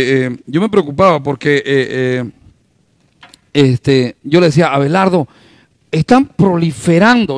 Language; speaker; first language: Spanish; native; Spanish